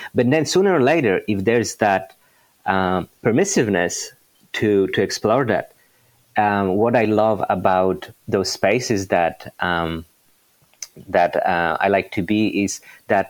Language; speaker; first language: English; non-native, fluent; Polish